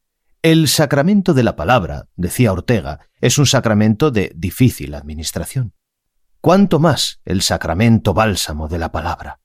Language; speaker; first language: Spanish; native; Spanish